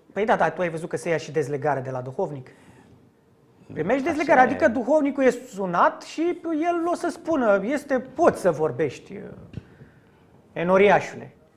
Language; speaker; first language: Romanian; native; Romanian